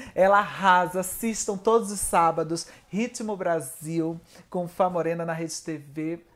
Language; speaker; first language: Portuguese; native; Portuguese